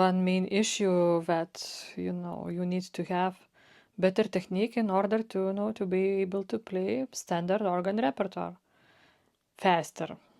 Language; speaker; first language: English; non-native, fluent; Lithuanian